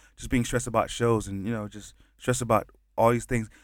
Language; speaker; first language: English; early bilingual, other home language; Haitian Creole